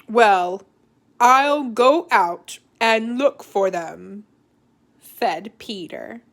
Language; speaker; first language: English; native; English